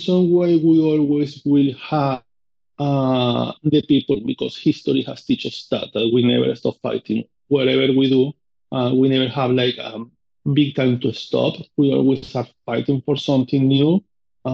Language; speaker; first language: English; non-native, fluent; Spanish